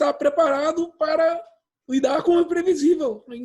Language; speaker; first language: Portuguese; early bilingual, heritage; English